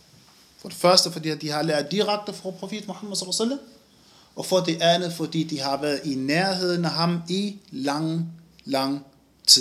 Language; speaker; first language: Danish; non-native, fluent; Arabic